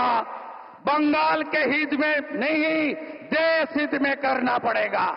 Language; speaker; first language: Hindi; non-native, local second language; Bangla